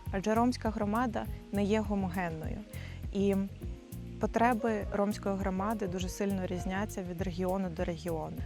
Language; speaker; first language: Ukrainian; native; Ukrainian